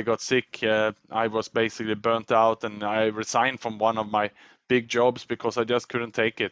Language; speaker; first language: English; non-native, fluent; Swedish